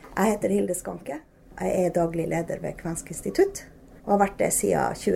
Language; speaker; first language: Norwegian; native; Norwegian